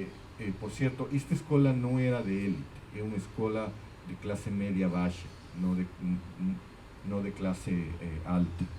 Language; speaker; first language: Portuguese; non-native, fluent; Spanish